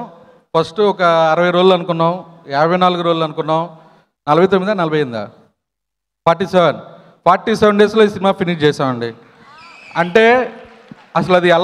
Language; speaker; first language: Telugu; native; Telugu